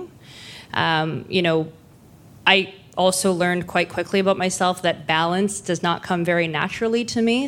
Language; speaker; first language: English; native; English